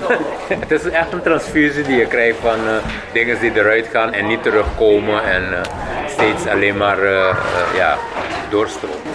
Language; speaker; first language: Dutch; non-native, local second language; Papiamento